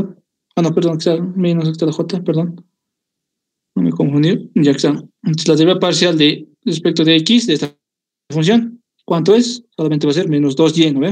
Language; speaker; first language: Spanish; native; Spanish